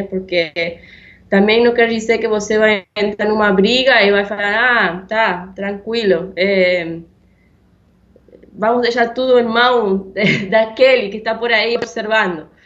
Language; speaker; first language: Portuguese; non-native, fluent; Spanish